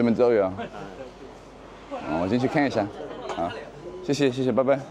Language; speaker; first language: Chinese; non-native, fluent; English